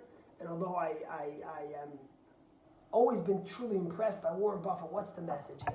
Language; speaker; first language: English; native; English